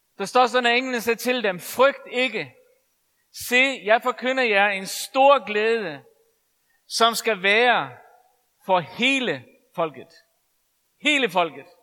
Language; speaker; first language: Danish; non-native, local second language; Faroese